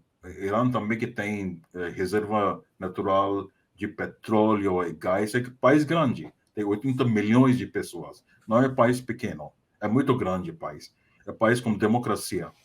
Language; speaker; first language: Portuguese; non-native, fluent; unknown